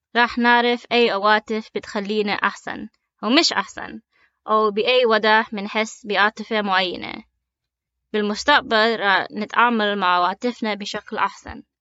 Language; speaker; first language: Arabic; early bilingual, heritage; Arabic